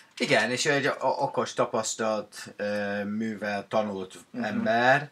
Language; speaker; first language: Hungarian; non-native, fluent; English